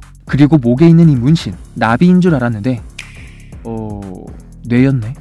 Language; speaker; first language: Korean; native; Korean